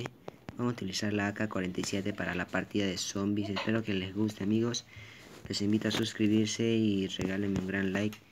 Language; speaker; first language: Spanish; native; Spanish